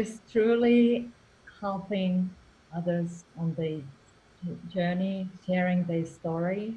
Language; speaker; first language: English; non-native, fluent; Finnish